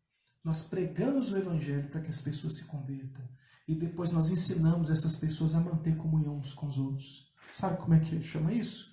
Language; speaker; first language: Portuguese; native; Portuguese